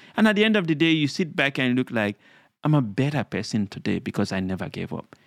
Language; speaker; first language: English; non-native, local second language; Krio